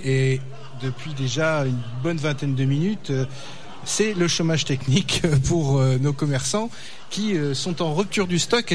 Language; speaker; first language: French; native; French